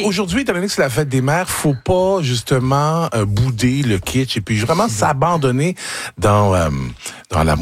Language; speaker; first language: French; native; French